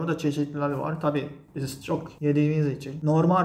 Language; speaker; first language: Turkish; non-native, fluent; Japanese